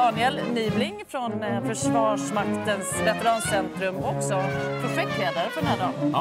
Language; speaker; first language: Swedish; native; Swedish